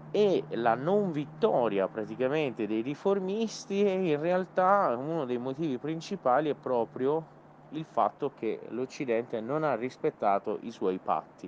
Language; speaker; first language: Italian; non-native, fluent; Persian